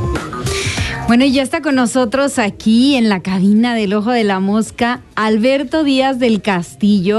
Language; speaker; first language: Spanish; native; Spanish